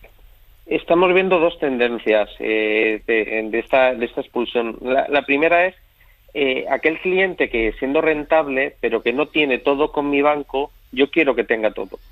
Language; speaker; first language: Spanish; native; Spanish